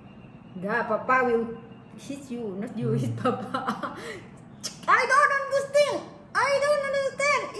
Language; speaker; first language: English; non-native, learner; Thai